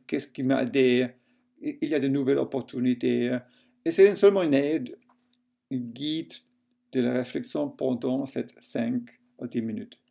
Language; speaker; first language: French; non-native, local second language; German